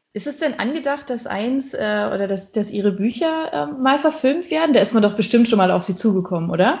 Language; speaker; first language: German; native; German